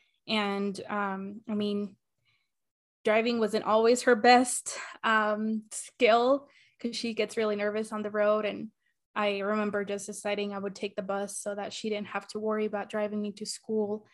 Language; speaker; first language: English; early bilingual, other home language; Spanish